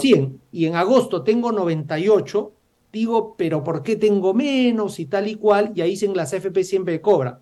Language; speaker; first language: Spanish; native; Spanish